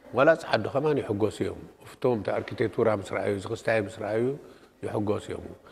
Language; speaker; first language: Tigrinya; non-native, local second language; Italian